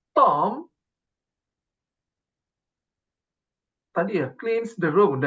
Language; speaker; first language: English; non-native, learner; Indonesian